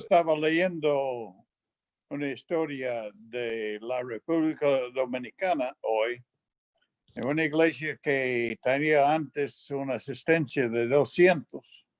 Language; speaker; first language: Spanish; non-native, fluent; English